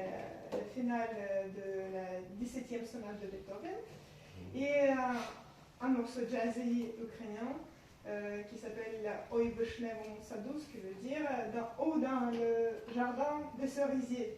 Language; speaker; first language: French; non-native, fluent; Ukrainian